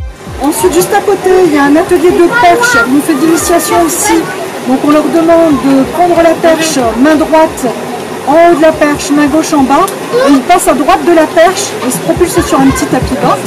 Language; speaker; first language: French; native; French